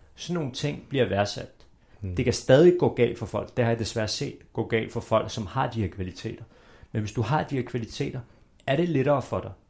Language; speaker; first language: Danish; early bilingual, other home language; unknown